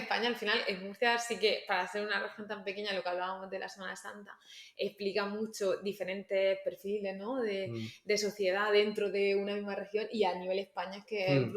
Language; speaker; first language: Spanish; native; Spanish